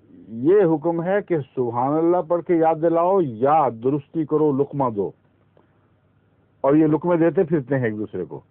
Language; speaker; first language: Urdu; native; Urdu